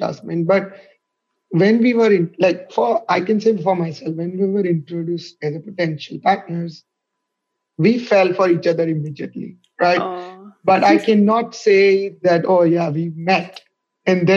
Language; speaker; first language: English; non-native, local second language; Gujarati